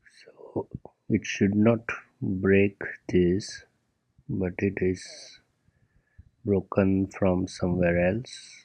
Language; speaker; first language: English; non-native, local second language; Gujarati